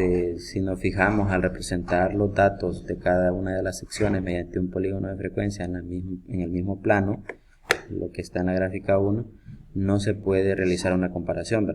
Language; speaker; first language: Spanish; native; Spanish